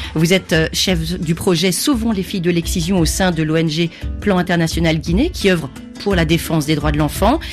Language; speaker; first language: French; native; French